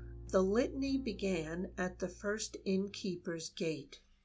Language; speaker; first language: English; native; English